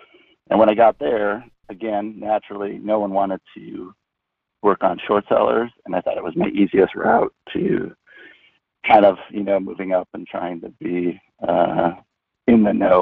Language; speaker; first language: English; native; English